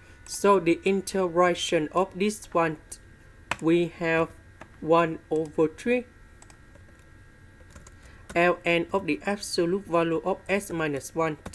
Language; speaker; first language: English; non-native, fluent; Vietnamese